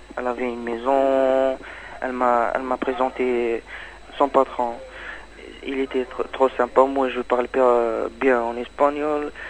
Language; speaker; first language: French; non-native, learner; Arabic